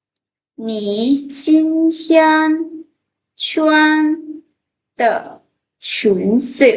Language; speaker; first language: Chinese; non-native, fluent; Lao